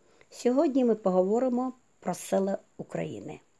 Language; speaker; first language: Ukrainian; native; Ukrainian